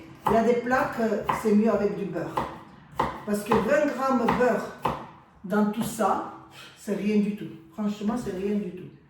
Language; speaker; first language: French; non-native, fluent; Armenian